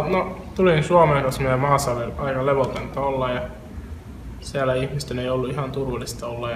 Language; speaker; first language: Finnish; early bilingual, other home language; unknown